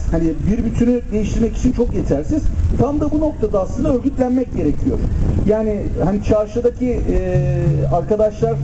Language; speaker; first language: Turkish; native; Turkish